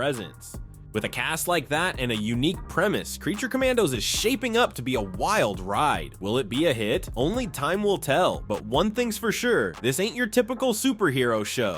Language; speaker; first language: English; native; English